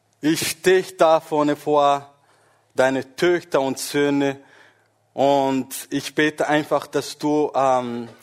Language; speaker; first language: German; non-native, fluent; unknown